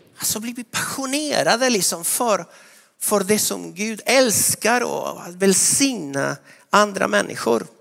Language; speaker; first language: Swedish; non-native, fluent; Spanish